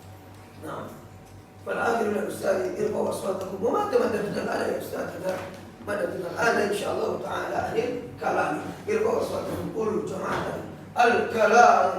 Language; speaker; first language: Arabic; non-native, learner; Indonesian